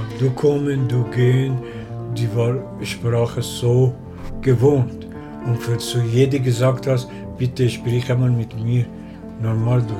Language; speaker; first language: German; non-native, learner; Persian